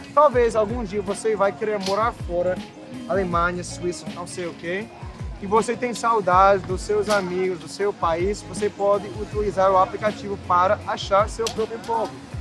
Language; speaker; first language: Portuguese; non-native, fluent; English